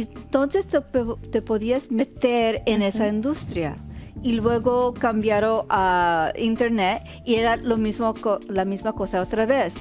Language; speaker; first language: Spanish; early bilingual, heritage; Spanish